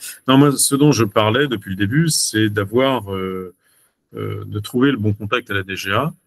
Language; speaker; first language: French; native; French